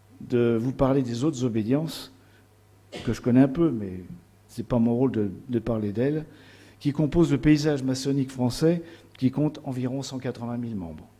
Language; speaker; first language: French; native; French